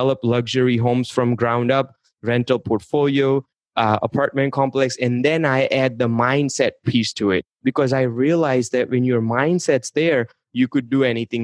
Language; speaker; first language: English; non-native, local second language; Gujarati